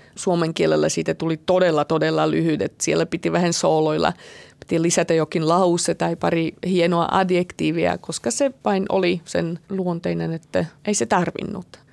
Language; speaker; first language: Finnish; non-native, fluent; Slovak